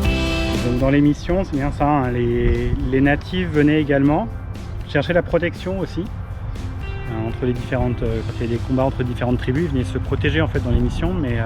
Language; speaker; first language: French; native; French